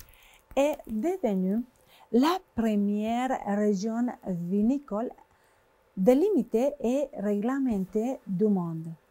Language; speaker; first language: French; non-native, fluent; Spanish